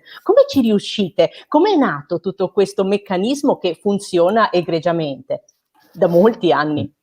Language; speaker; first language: Italian; native; Italian